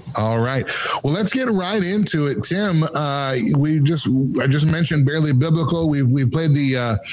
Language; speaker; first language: English; native; English